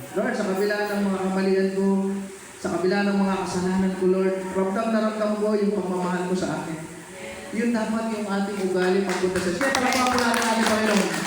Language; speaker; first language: Filipino; native; Filipino